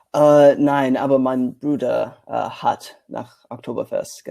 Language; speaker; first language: German; non-native, learner; English